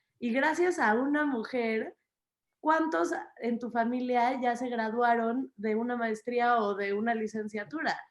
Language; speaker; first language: Spanish; native; Spanish